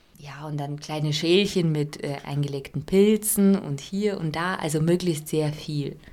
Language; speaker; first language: German; non-native, fluent; Russian